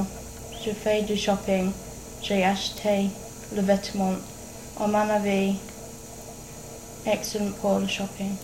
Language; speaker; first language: French; non-native, learner; English